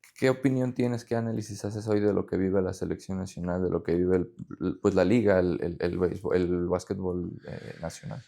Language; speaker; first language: Spanish; native; Spanish